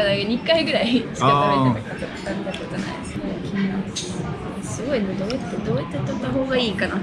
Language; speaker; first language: Japanese; non-native, fluent; Russian